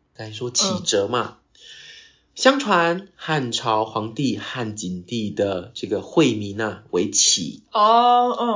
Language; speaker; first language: Chinese; non-native, local second language; Min Nan Chinese